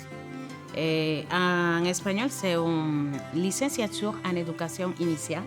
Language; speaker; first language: French; non-native, fluent; Spanish